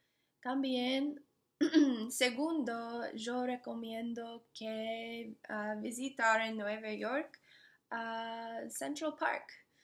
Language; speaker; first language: Spanish; non-native, learner; English